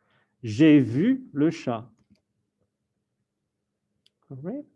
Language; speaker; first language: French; non-native, fluent; English